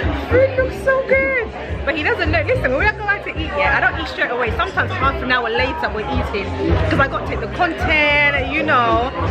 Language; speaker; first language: English; early bilingual, other home language; Lingala